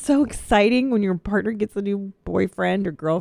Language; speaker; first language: English; native; English